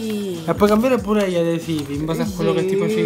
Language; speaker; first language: Italian; native; Italian